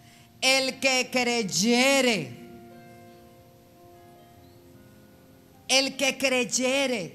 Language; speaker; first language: Spanish; native; Spanish